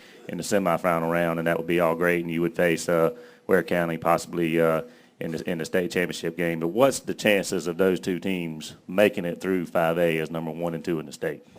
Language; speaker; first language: English; native; English